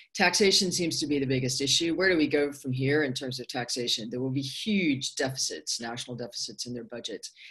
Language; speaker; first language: English; native; English